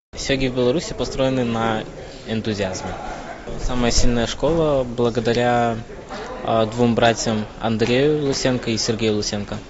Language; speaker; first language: Russian; native; Russian